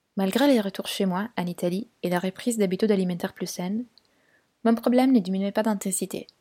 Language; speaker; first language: French; non-native, fluent; Italian